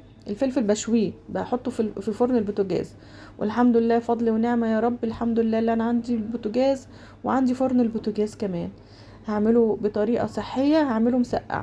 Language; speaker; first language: Arabic; native; Arabic